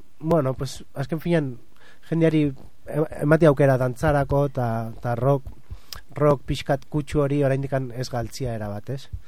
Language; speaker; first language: Basque; non-native, fluent; Catalan